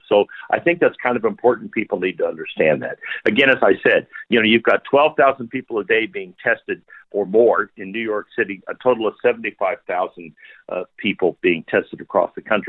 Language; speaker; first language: English; native; English